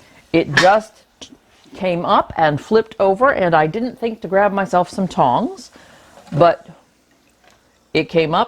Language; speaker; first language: English; native; English